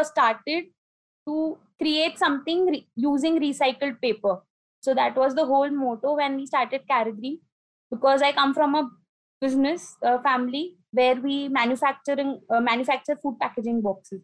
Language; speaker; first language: English; non-native, local second language; Marathi